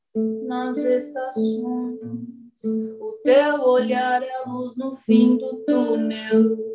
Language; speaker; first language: Portuguese; native; Portuguese